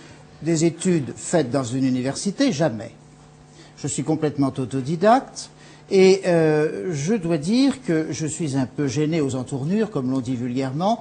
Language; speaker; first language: French; native; French